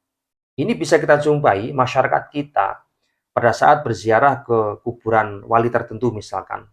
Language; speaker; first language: Indonesian; native; Indonesian